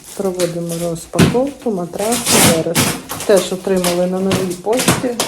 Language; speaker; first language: Ukrainian; native; Ukrainian